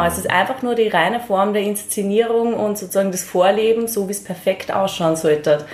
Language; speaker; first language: German; native; German